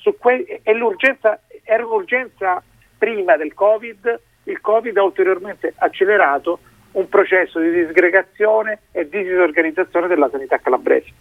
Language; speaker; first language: Italian; native; Italian